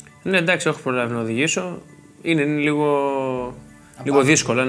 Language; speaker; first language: Greek; native; Greek